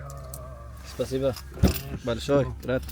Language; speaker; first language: Russian; non-native, learner; Uzbek